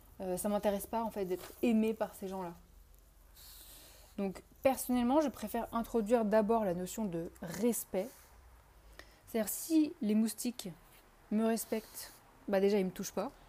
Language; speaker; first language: French; native; French